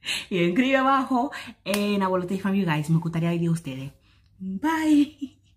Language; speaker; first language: Spanish; native; Spanish